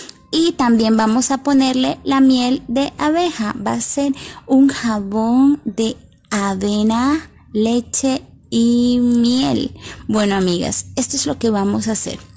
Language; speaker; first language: Spanish; native; Spanish